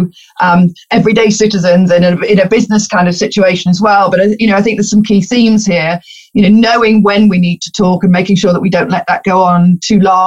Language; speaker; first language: English; native; English